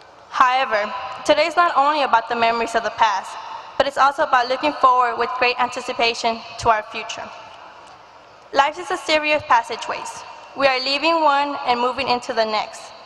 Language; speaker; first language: English; early bilingual, other home language; Spanish